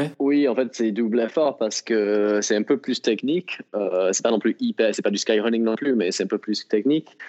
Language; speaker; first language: French; non-native, fluent; English